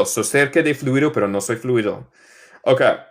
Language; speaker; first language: Spanish; non-native, fluent; English